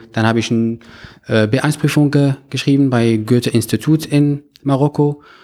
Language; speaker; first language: German; non-native, fluent; Arabic